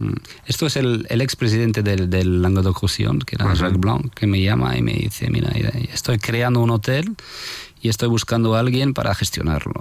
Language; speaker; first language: Spanish; non-native, fluent; French